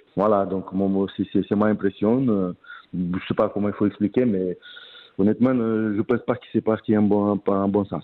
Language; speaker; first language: French; non-native, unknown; Romanian